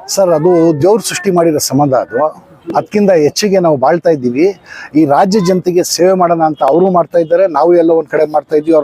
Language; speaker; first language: Kannada; non-native, local second language; Urdu